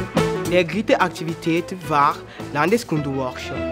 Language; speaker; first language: German; non-native, learner; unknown